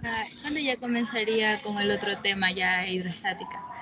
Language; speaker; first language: Spanish; native; Spanish